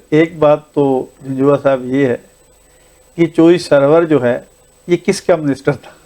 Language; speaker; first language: Urdu; non-native, local second language; Punjabi